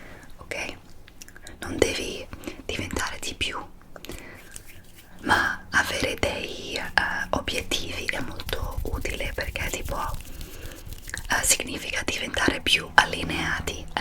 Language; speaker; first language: Italian; non-native, fluent; English